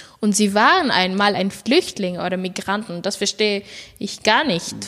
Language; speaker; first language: German; non-native, learner; Arabic